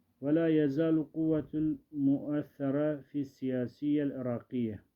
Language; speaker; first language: Arabic; non-native, learner; Turkish